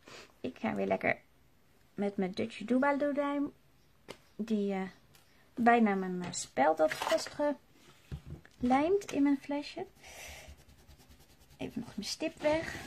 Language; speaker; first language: Dutch; native; Dutch